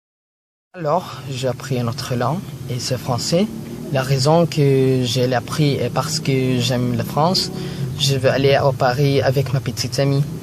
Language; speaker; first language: French; non-native, learner; Filipino